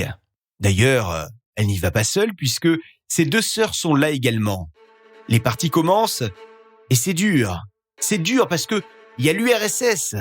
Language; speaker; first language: French; native; French